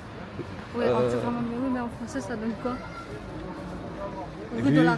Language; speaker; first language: French; early bilingual, heritage; Turkish